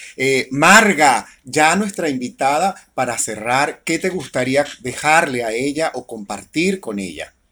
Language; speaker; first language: Spanish; native; Spanish